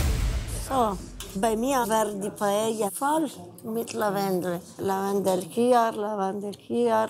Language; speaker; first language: German; non-native, learner; Spanish